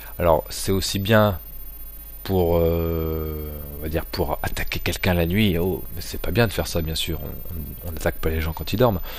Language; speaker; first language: French; native; French